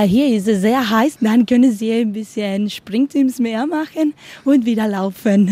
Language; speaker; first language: German; non-native, learner; Spanish